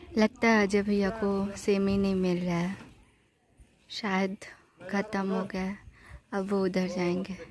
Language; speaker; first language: Hindi; native; Hindi